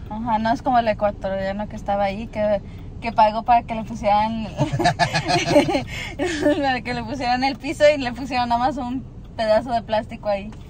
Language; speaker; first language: Spanish; early bilingual, heritage; Spanish